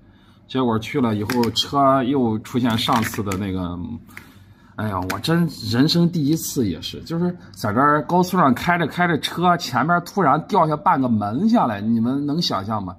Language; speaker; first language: Chinese; native; Chinese